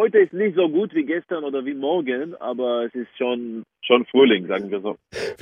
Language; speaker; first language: German; non-native, fluent; Hebrew